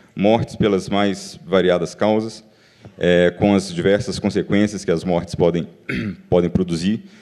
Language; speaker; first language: Portuguese; native; Portuguese